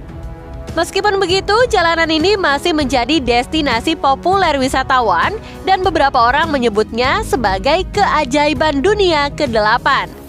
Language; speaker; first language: Indonesian; native; Indonesian